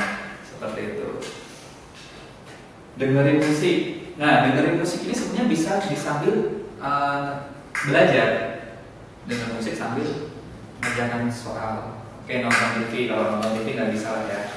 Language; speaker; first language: Indonesian; native; Indonesian